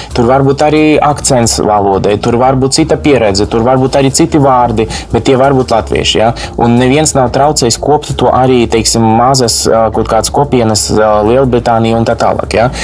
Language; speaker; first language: Latvian; non-native, local second language; Russian